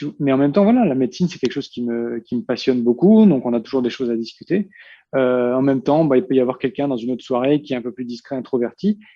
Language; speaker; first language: French; early bilingual, heritage; Portuguese